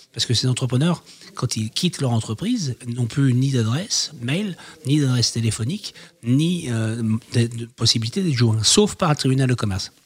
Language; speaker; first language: French; native; French